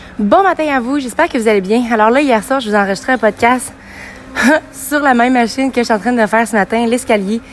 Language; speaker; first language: French; native; French